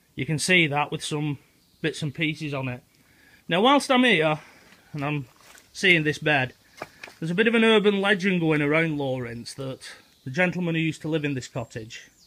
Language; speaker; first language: English; native; English